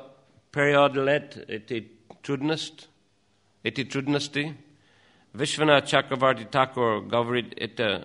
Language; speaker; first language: Russian; non-native, fluent; English